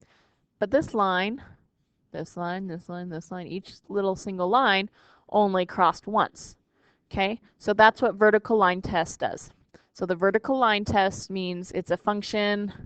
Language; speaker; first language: English; native; English